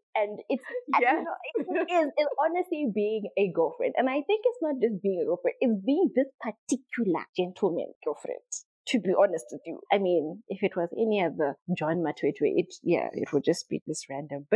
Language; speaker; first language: English; non-native, local second language; Shona